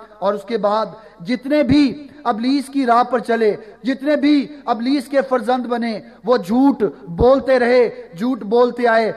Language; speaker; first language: Urdu; non-native, local second language; Punjabi